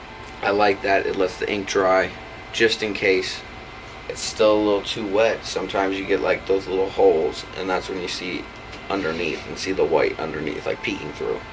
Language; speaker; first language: English; native; English